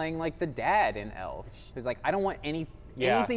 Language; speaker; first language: English; native; English